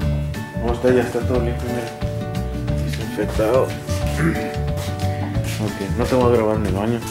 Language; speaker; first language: Spanish; native; Spanish